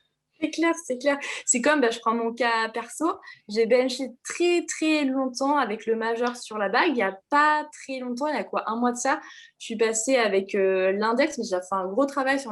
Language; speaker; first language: French; native; French